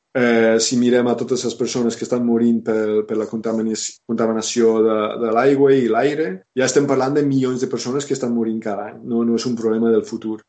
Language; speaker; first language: Catalan; non-native, fluent; English